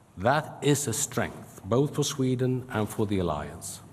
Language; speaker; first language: English; non-native, fluent; Swedish